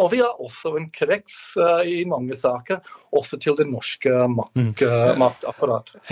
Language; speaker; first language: Norwegian; non-native, fluent; English